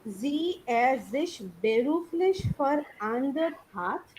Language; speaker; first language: German; non-native, learner; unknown